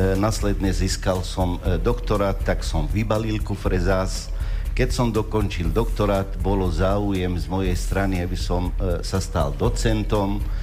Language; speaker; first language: Slovak; non-native, fluent; Arabic